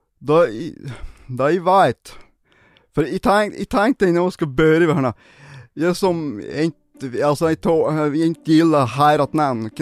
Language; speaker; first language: Swedish; native; Swedish